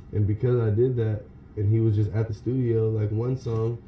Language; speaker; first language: English; native; English